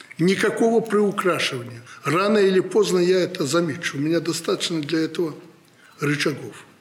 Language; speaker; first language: Russian; native; Russian